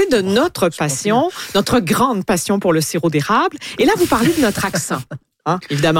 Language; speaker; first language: French; native; French